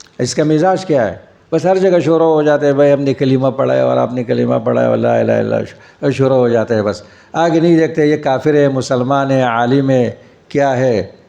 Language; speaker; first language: Urdu; non-native, local second language; Pashto